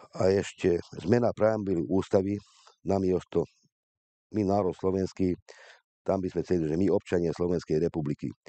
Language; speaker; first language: Slovak; non-native, local second language; Hungarian